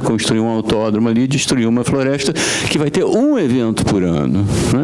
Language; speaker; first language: Portuguese; native; Portuguese